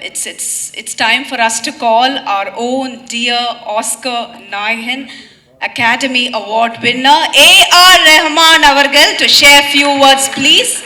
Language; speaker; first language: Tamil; native; Tamil